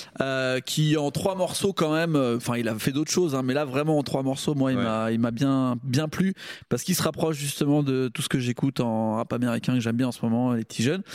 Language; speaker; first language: French; native; French